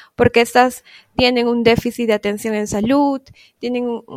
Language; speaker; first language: Spanish; native; Spanish